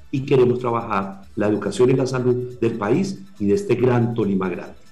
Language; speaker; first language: Spanish; native; Spanish